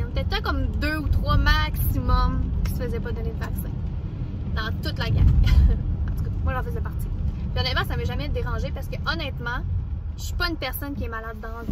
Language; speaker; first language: French; native; French